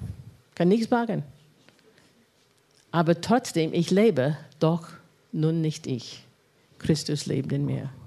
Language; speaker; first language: German; non-native, fluent; English